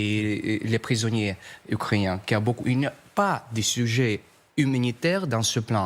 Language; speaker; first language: French; non-native, fluent; Russian